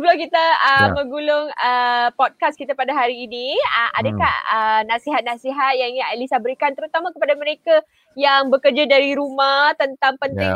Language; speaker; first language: Malay; native; Malay